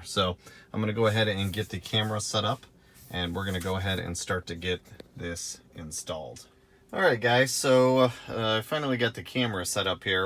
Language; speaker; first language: English; native; English